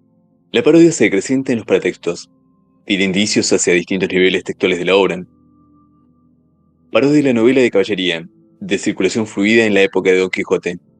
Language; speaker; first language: Spanish; native; Spanish